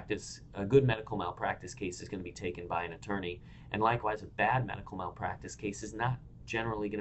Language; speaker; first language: English; native; English